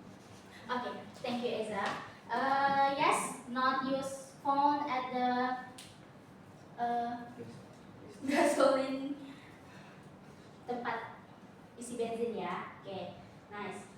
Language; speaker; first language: English; non-native, learner; Indonesian